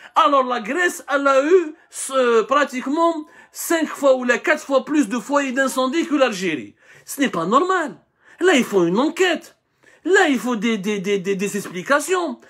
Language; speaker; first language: French; non-native, local second language; Arabic